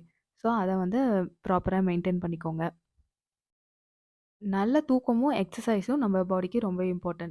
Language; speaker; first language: Tamil; native; Tamil